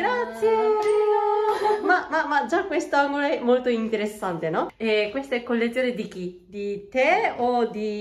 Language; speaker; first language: Italian; non-native, fluent; Japanese